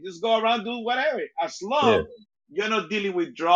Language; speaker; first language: English; non-native, fluent; Spanish